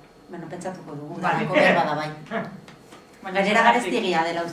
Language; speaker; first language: Basque; non-native, learner; Spanish